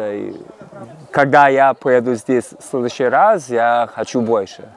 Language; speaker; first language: Russian; non-native, learner; English